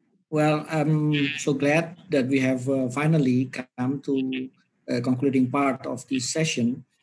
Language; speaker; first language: English; non-native, fluent; Indonesian